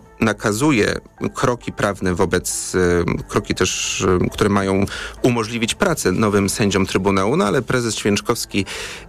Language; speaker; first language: Polish; native; Polish